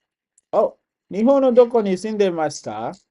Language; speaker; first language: Japanese; non-native, learner; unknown